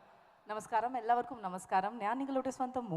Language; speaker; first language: Malayalam; non-native, learner; Bangla